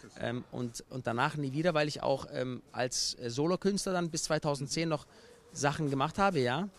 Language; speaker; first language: German; native; German